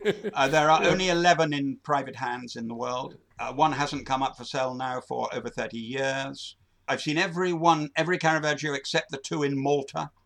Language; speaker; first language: English; native; English